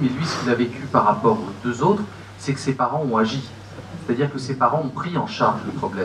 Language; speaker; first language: French; native; French